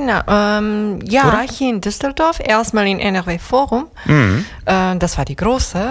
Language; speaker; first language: German; non-native, fluent; Serbian